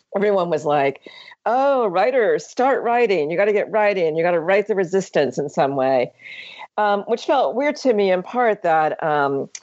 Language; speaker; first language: English; native; English